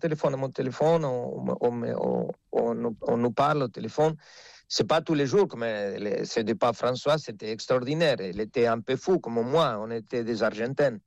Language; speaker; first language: French; non-native, fluent; Spanish